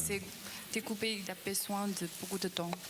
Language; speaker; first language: French; non-native, learner; Chinese